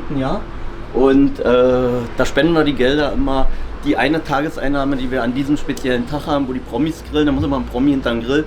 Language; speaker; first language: German; native; German